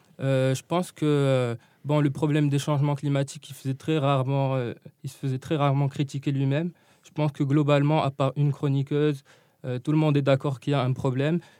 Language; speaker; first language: French; non-native, local second language; Arabic